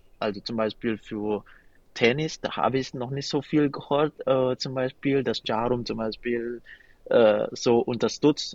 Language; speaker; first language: German; non-native, fluent; Indonesian